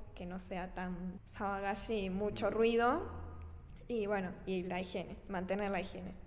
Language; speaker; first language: Spanish; early bilingual, other home language; Japanese